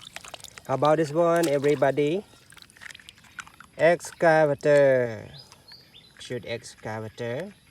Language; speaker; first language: English; non-native, learner; Indonesian